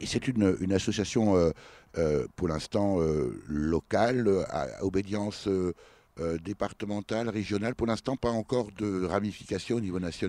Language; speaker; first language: French; native; French